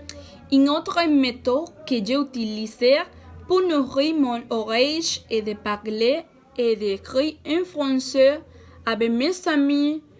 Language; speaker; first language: French; non-native, learner; Spanish